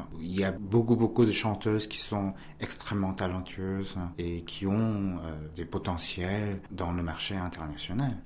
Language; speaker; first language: French; non-native, fluent; Korean